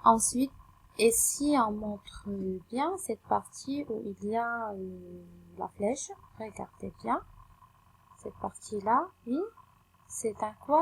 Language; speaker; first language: French; non-native, local second language; Arabic